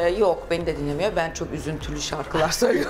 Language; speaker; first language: Turkish; native; Turkish